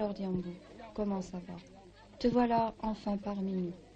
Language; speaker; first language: French; native; French